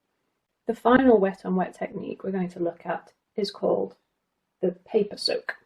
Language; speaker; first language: English; native; English